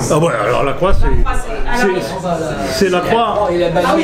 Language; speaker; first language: French; native; French